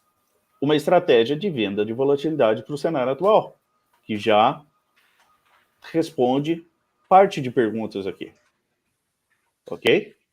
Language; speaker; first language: Portuguese; native; Portuguese